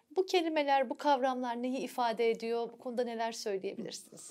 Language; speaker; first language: Turkish; native; Turkish